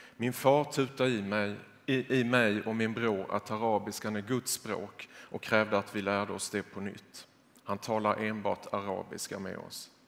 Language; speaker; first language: Swedish; native; Swedish